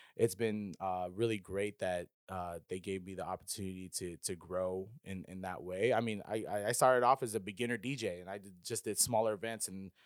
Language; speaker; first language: English; early bilingual, other home language; Filipino